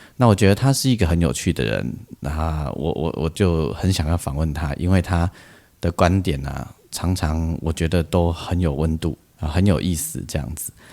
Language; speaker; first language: Chinese; native; Chinese